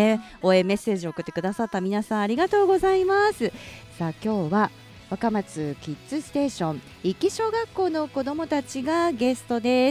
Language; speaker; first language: Japanese; native; Japanese